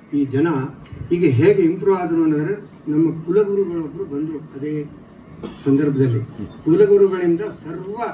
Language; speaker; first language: Kannada; non-native, local second language; Lambadi